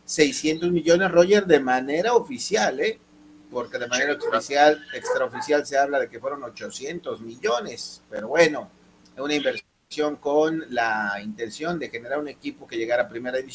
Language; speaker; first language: Spanish; native; Spanish